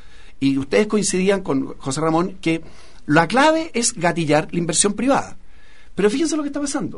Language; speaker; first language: Spanish; native; Spanish